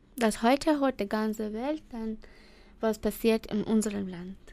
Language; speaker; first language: German; non-native, learner; Persian